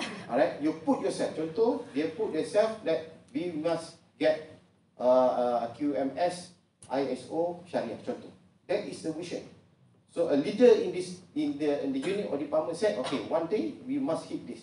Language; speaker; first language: English; non-native, local second language; Malay